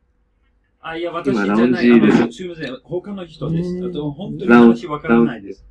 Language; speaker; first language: Japanese; non-native, learner; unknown